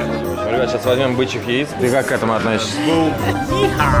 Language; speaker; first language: Russian; native; Russian